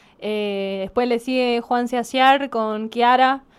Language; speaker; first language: Spanish; native; Spanish